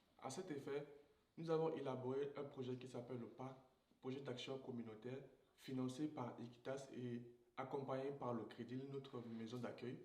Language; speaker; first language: French; non-native, local second language; Sango